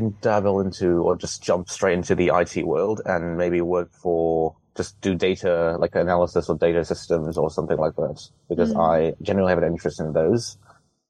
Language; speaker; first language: English; non-native, local second language; Cantonese